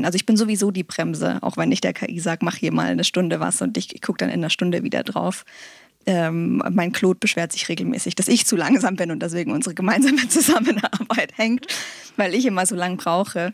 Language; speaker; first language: German; native; German